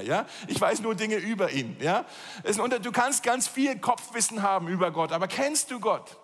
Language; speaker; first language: German; native; German